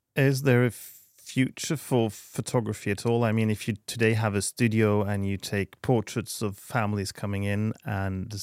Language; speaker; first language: English; non-native, fluent; Norwegian